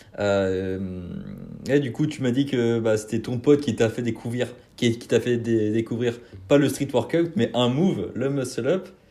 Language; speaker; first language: French; native; French